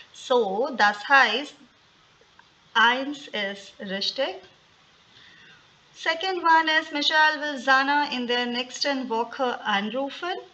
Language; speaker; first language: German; non-native, fluent; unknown